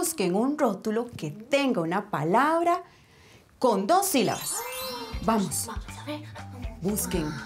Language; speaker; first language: Spanish; native; Spanish